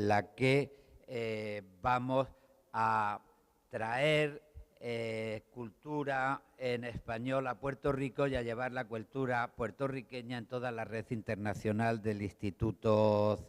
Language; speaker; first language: Spanish; native; Spanish